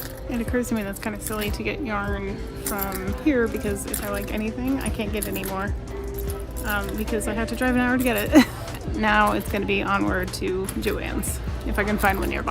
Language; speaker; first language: English; native; English